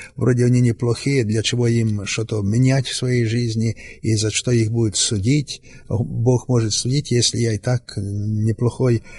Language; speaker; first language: Russian; non-native, local second language; Rusyn